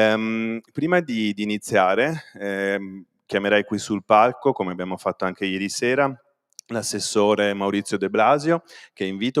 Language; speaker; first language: Italian; native; Italian